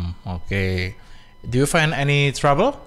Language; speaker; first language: English; non-native, fluent; Indonesian